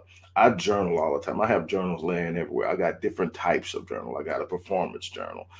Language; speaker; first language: English; native; English